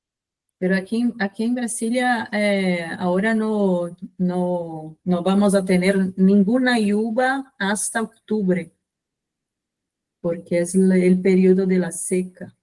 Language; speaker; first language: Spanish; non-native, fluent; Portuguese